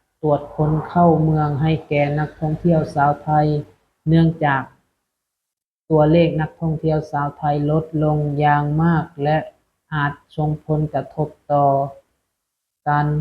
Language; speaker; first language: Thai; non-native, local second language; Lao